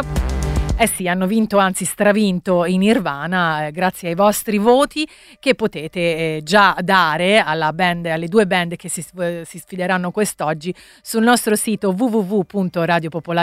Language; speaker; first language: Italian; native; Italian